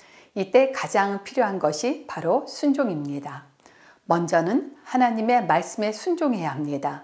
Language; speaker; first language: Korean; native; Korean